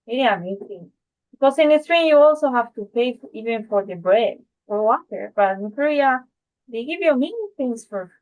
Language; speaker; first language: English; non-native, fluent; Spanish